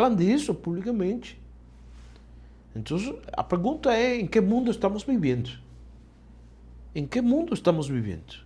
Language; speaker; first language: Portuguese; non-native, fluent; Spanish